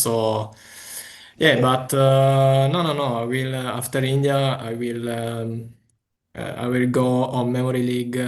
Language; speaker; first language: English; non-native, fluent; Italian